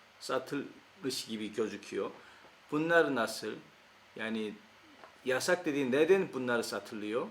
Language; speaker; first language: Turkish; non-native, fluent; Korean